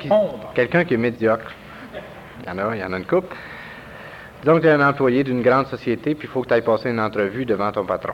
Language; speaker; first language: French; native; French